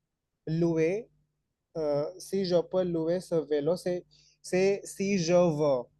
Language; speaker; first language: French; non-native, fluent; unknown